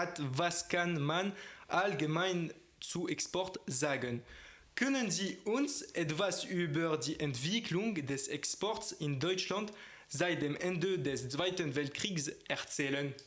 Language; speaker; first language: German; non-native, fluent; French